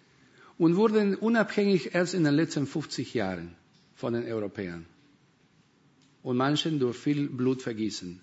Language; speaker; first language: German; non-native, fluent; Spanish